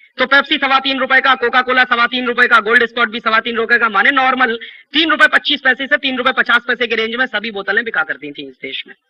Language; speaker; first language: Hindi; native; Hindi